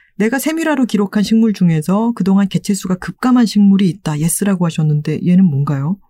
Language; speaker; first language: Korean; native; Korean